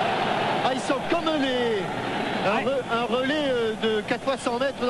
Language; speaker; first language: French; native; French